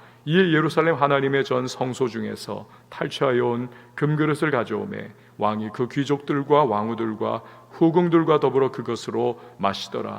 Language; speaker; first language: Korean; native; Korean